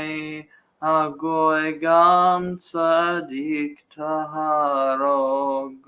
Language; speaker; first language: Hebrew; non-native, learner; English